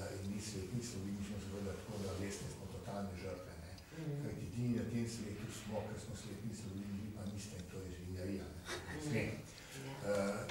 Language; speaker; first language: Slovenian; native; Slovenian